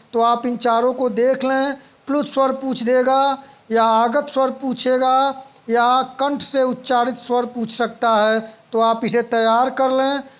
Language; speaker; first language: Hindi; native; Hindi